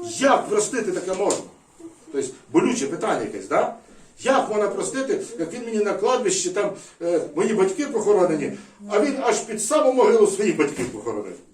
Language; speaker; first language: Ukrainian; non-native, local second language; Russian